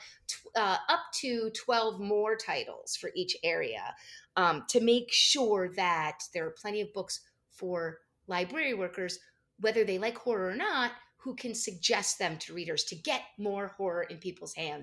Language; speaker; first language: English; native; English